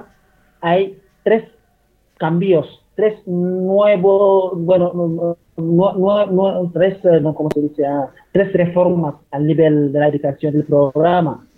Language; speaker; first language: Spanish; non-native, fluent; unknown